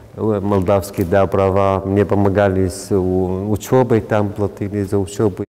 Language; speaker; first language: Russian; non-native, fluent; Arabic